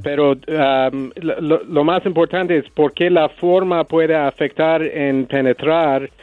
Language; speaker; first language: Spanish; non-native, learner; English